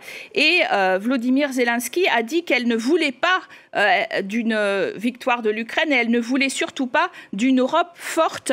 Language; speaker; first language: French; native; French